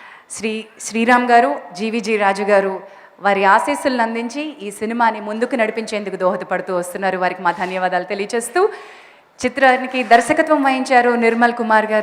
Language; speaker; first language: Telugu; native; Telugu